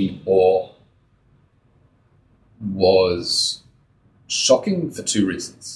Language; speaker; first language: English; native; English